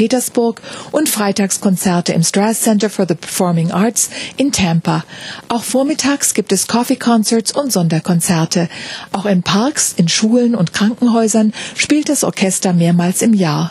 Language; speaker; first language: German; native; German